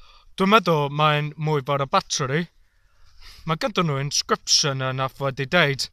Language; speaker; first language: Welsh; non-native, local second language; English